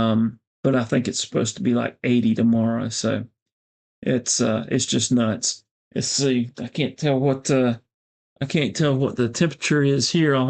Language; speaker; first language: English; native; English